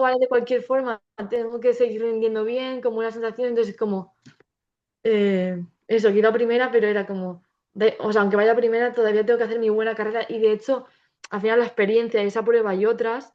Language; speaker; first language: Spanish; native; Spanish